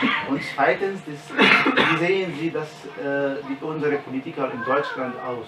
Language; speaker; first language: German; non-native, learner; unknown